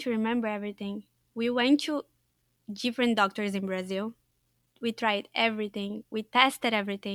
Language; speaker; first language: English; non-native, fluent; Portuguese